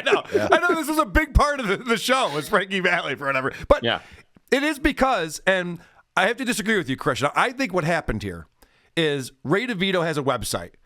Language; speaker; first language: English; native; English